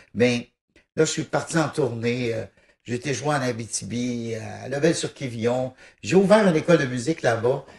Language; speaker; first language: French; native; French